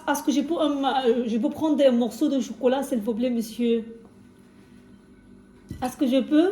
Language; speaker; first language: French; non-native, fluent; Arabic